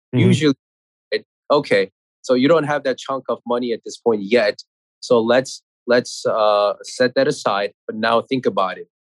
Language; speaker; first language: English; non-native, fluent; Korean